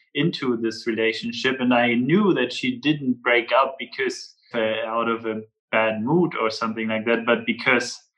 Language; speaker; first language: English; non-native, fluent; German